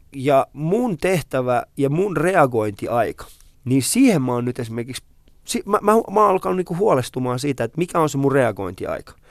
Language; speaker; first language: Finnish; early bilingual, other home language; Persian